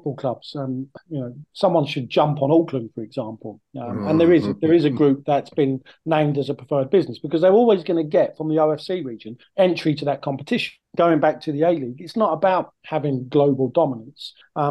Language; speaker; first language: English; native; English